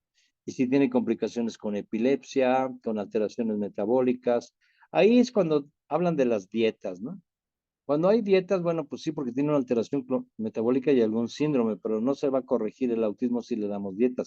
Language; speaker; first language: Spanish; native; Spanish